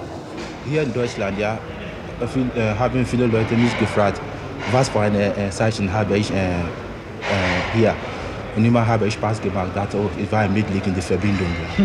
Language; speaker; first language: German; non-native, learner; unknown